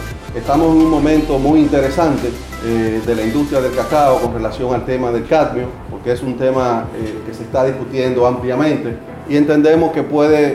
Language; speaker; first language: Spanish; native; Spanish